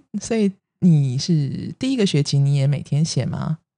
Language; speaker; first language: Chinese; native; Chinese